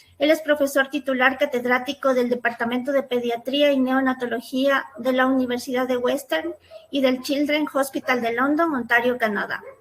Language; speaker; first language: Spanish; native; Spanish